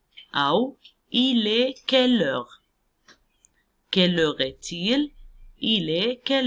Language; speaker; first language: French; non-native, fluent; Arabic